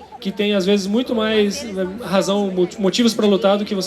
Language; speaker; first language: Portuguese; native; Portuguese